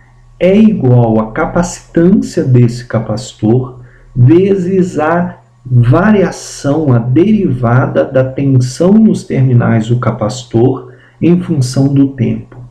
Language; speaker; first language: Portuguese; native; Portuguese